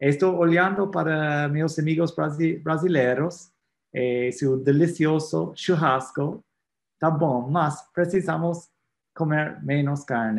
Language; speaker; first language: Portuguese; non-native, fluent; English